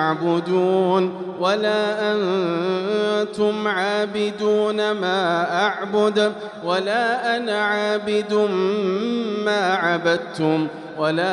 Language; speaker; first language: Arabic; native; Arabic